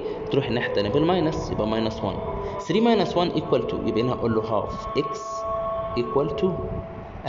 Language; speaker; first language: Arabic; native; Arabic